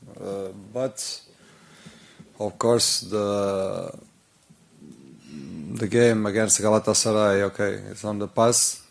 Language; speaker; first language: English; non-native, learner; Portuguese